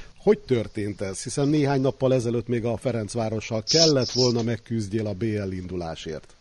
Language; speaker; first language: Hungarian; native; Hungarian